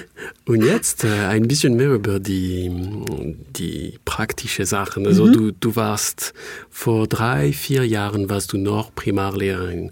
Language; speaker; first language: German; non-native, fluent; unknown